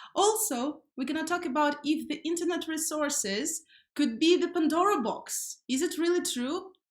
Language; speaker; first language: English; non-native, fluent; Ukrainian